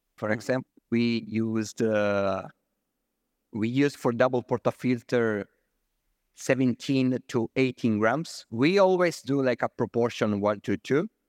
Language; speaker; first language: English; non-native, fluent; Italian